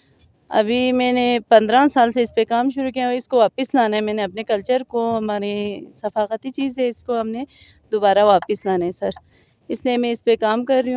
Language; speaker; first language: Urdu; non-native, local second language; Balti